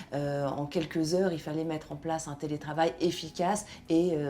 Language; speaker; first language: French; native; French